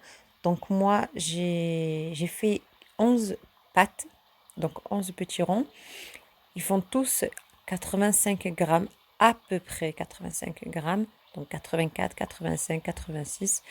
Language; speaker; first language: French; early bilingual, other home language; Turkish